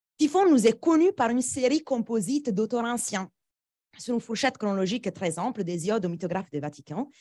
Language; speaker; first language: French; non-native, fluent; Italian